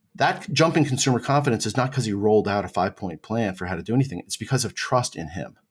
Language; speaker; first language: English; native; English